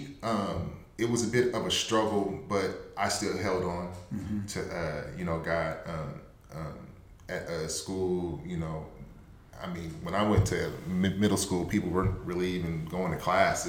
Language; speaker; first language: English; native; English